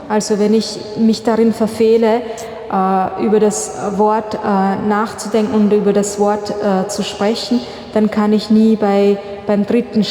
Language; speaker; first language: German; non-native, fluent; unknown